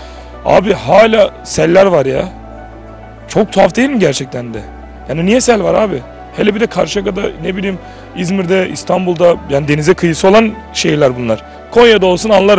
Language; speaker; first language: Turkish; native; Turkish